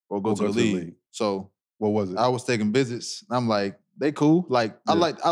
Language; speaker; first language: English; native; English